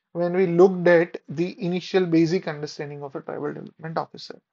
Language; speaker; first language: English; non-native, local second language; Gujarati